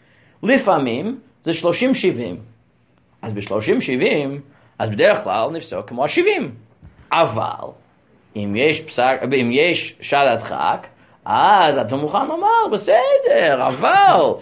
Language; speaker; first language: Hebrew; non-native, fluent; English